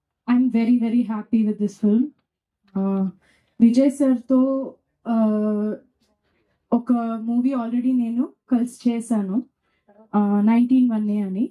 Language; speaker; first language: Telugu; non-native, fluent; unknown